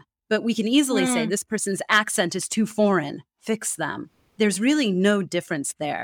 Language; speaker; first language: English; native; English